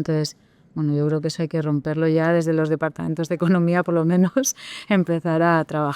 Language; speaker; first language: Spanish; native; Spanish